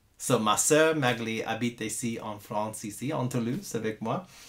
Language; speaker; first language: French; non-native, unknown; English